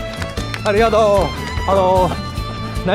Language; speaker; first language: Japanese; non-native, learner; Chinese